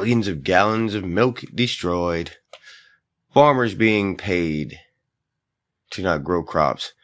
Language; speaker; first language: English; native; English